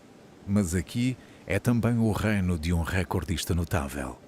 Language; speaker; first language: Portuguese; native; Portuguese